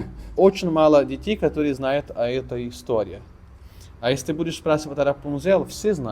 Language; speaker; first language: Russian; non-native, fluent; Portuguese